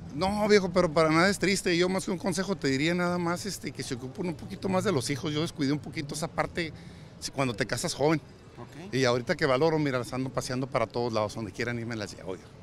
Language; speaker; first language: Spanish; native; Spanish